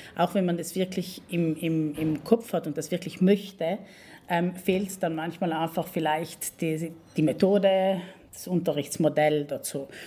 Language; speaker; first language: German; native; German